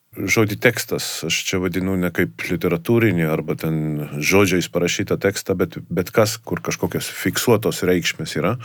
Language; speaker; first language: Lithuanian; non-native, fluent; Estonian